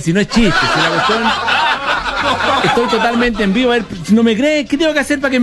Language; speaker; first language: Spanish; native; Spanish